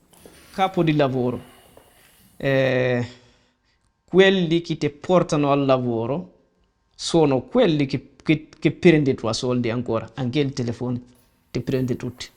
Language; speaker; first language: Italian; non-native, learner; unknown